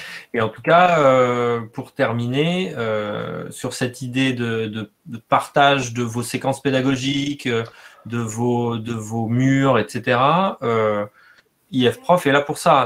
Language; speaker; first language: French; native; French